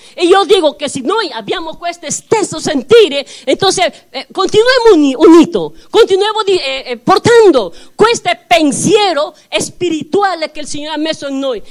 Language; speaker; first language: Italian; non-native, learner; Spanish